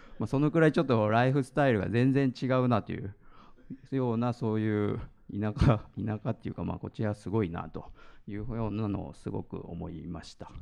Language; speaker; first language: Japanese; native; Japanese